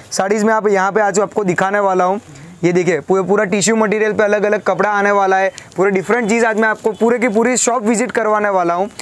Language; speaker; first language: Hindi; non-native, local second language; Gujarati